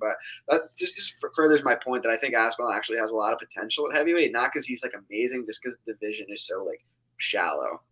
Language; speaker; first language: English; native; English